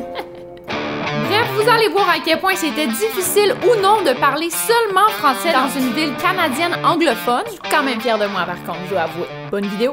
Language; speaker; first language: French; native; French